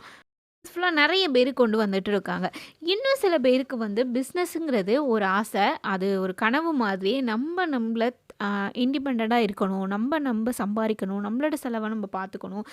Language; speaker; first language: Tamil; native; Tamil